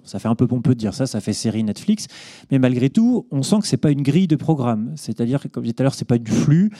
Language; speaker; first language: French; native; French